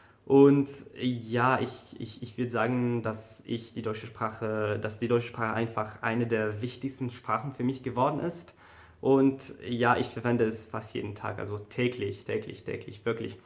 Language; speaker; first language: German; non-native, fluent; English